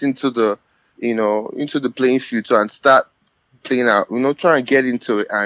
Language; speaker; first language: English; non-native, local second language; Yoruba